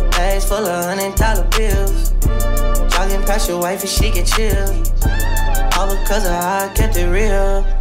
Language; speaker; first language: German; early bilingual, other home language; Greek